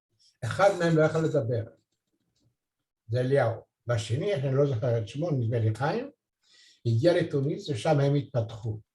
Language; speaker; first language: Hebrew; early bilingual, other home language; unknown